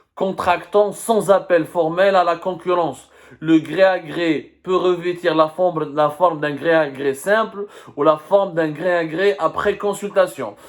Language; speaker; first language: French; non-native, local second language; Arabic